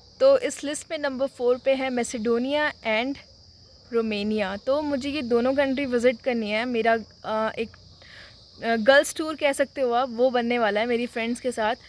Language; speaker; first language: Hindi; native; Hindi